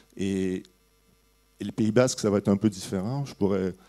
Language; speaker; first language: French; native; French